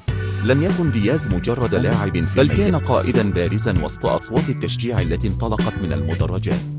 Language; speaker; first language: Arabic; native; Arabic